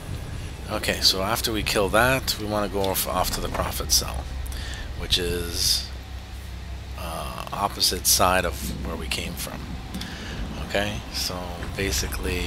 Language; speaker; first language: English; native; English